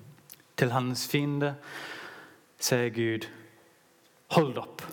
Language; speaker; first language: Norwegian; non-native, learner; English